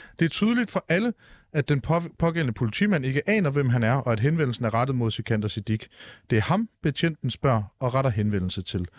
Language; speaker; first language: Danish; native; Danish